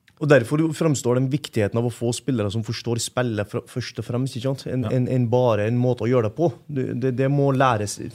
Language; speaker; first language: Norwegian; non-native, fluent; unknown